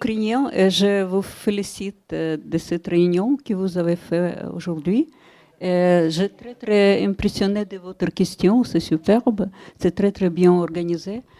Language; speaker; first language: French; non-native, fluent; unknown